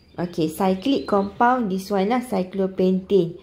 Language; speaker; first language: English; non-native, local second language; Malay